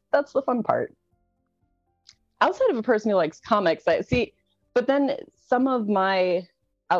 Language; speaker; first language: English; native; English